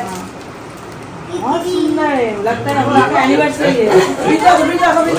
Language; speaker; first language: Hindi; non-native, local second language; Bangla